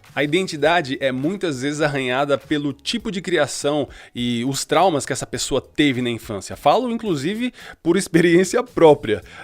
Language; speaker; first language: Portuguese; early bilingual, other home language; Spanish